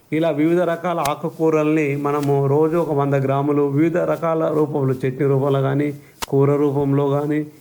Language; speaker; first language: Telugu; native; Telugu